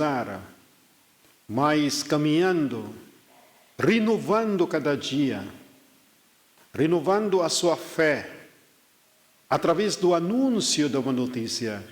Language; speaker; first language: Portuguese; non-native, fluent; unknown